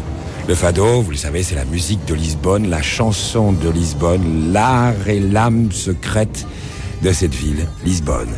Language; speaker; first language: French; native; French